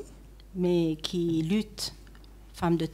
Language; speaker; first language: French; non-native, local second language; Arabic